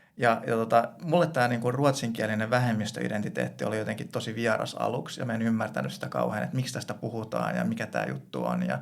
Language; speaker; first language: Finnish; native; Finnish